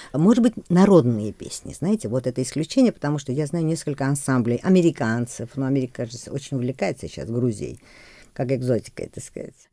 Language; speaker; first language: Russian; non-native, local second language; Georgian